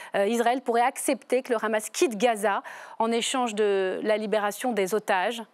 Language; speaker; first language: French; native; French